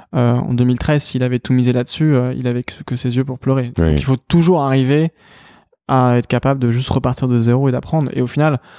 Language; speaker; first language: French; native; French